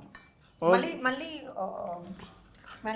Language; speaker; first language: Telugu; non-native, fluent; Hindi